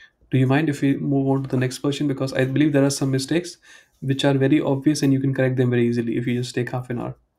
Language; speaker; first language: English; non-native, local second language; Hindi